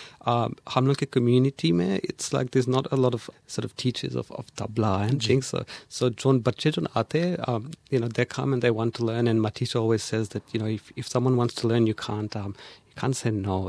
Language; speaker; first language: English; early bilingual, other home language; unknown